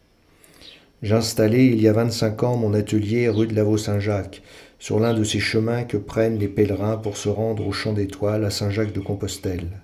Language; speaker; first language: French; native; French